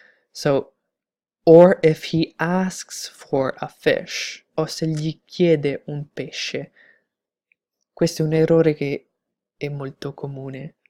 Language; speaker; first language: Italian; non-native, fluent; English